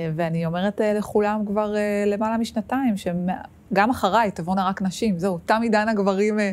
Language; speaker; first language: Hebrew; native; Hebrew